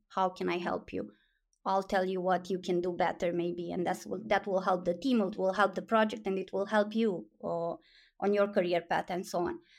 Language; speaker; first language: English; non-native, fluent; Romanian